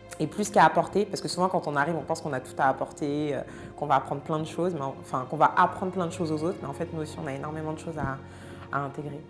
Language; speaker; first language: French; native; French